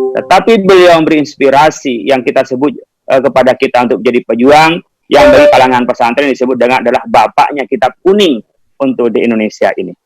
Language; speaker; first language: Indonesian; non-native, local second language; Madurese